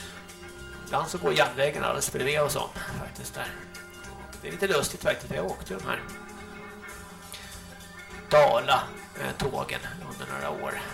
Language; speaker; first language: Swedish; native; Swedish